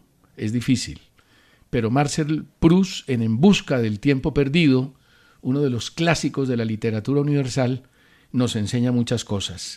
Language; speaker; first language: Spanish; native; Spanish